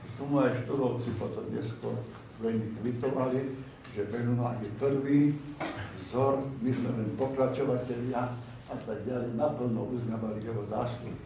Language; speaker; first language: Slovak; native; Slovak